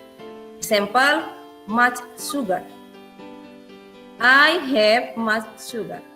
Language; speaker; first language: English; non-native, fluent; Indonesian